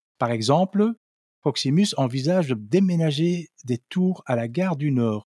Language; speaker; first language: French; non-native, local second language; Dutch